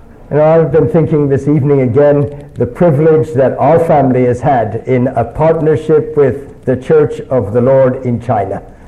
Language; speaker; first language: English; early bilingual, other home language; Chinese